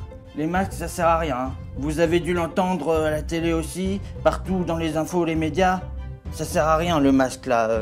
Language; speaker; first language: French; native; French